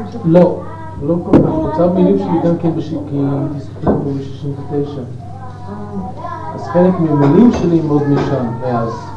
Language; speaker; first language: Hebrew; non-native, fluent; English